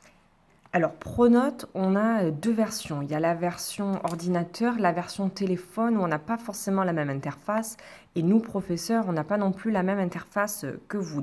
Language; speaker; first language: French; native; French